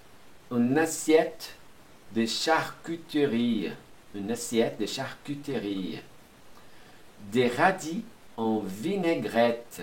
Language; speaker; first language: French; non-native, fluent; Portuguese